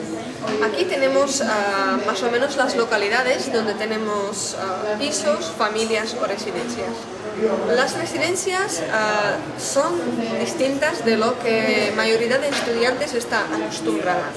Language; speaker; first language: Spanish; non-native, fluent; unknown